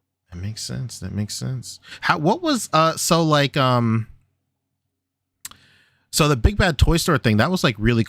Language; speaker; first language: English; native; English